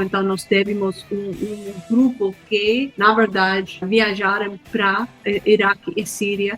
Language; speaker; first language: Portuguese; non-native, fluent; Hindi